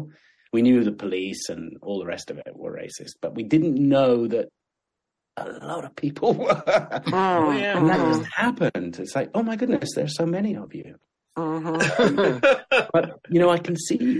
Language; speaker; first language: English; native; English